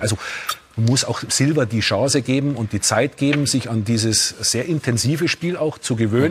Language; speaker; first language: German; native; German